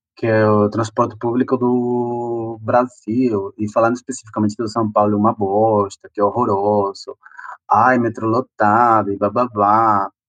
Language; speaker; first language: Portuguese; non-native, fluent; Spanish